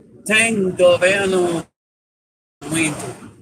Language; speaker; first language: Portuguese; non-native, learner; English